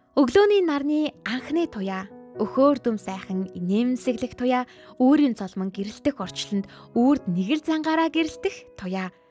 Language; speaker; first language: Mongolian; native; Mongolian